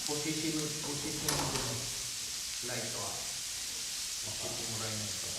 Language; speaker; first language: Japanese; non-native, fluent; Filipino